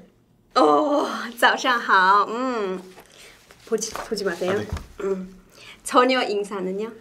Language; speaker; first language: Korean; non-native, fluent; Chinese